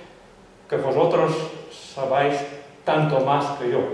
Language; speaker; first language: Spanish; non-native, fluent; Dutch